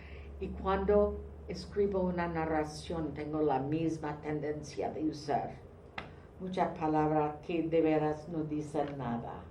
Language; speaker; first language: Spanish; non-native, fluent; English